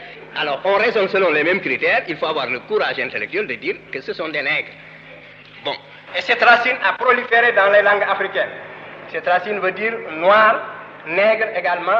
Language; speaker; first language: French; non-native, local second language; Wolof